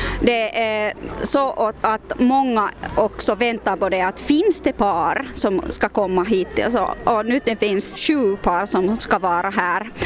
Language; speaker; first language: Swedish; non-native, local second language; Finnish